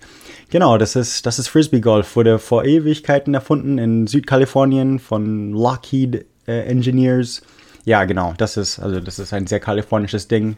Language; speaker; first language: German; non-native, fluent; English